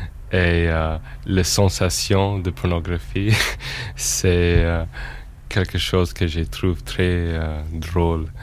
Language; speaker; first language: French; non-native, fluent; English